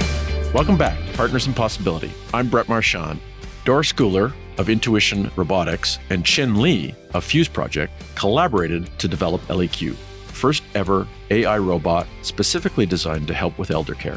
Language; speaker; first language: English; native; English